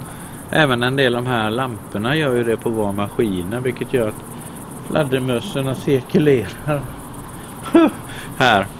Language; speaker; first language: Swedish; native; Swedish